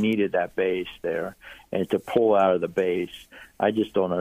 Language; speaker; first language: English; early bilingual, other home language; Greek